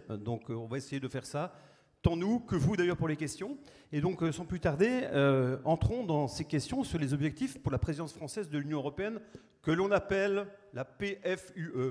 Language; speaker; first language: French; native; French